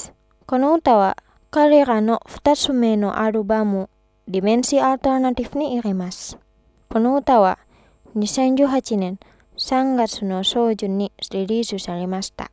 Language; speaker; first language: Japanese; non-native, fluent; Indonesian